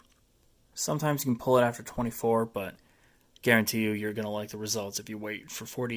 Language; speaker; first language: English; native; English